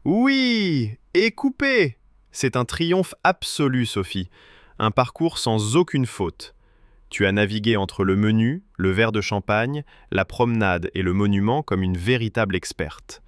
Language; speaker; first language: French; native; French